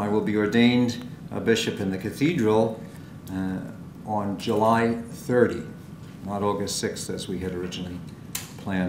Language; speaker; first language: English; native; English